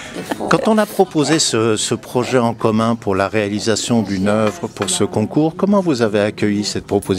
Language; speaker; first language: French; native; French